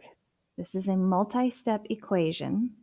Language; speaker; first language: English; native; English